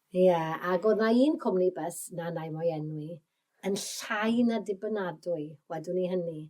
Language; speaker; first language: Welsh; native; Welsh